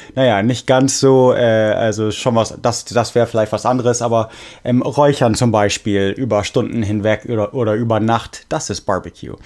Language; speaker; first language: German; non-native, fluent; English